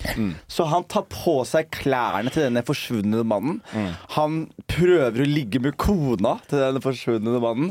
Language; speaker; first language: Norwegian; native; Norwegian